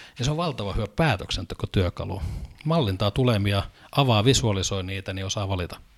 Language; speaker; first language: Finnish; native; Finnish